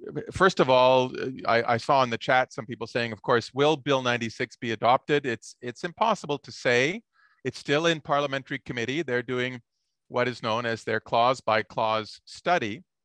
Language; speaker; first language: English; native; English